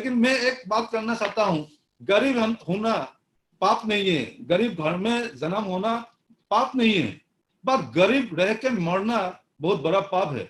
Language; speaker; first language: Hindi; non-native, local second language; Assamese